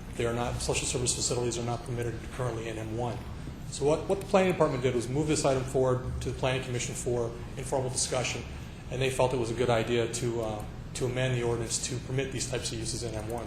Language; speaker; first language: English; native; English